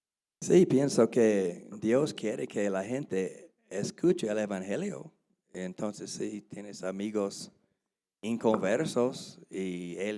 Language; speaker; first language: Spanish; non-native, learner; English